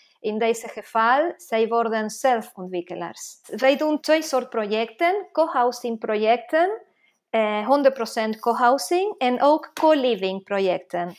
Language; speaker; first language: Dutch; non-native, fluent; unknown